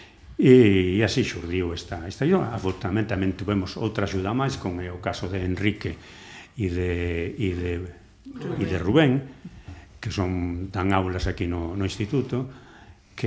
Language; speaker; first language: Galician; native; Galician